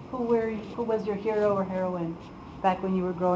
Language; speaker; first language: English; early bilingual, other home language; Spanish